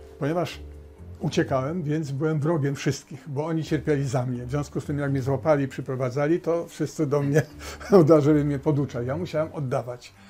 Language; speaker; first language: Polish; native; Polish